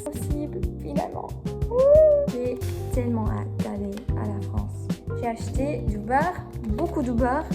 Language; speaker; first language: French; non-native, fluent; English